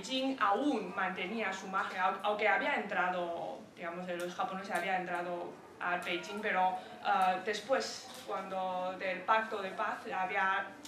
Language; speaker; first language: Spanish; non-native, fluent; Chinese